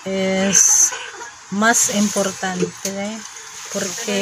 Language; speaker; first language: Spanish; non-native, learner; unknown